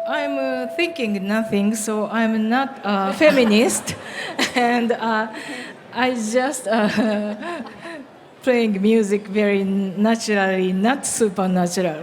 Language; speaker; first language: English; non-native, learner; Japanese